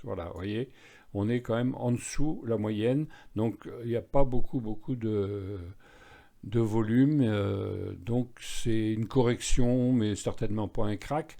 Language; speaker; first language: French; native; French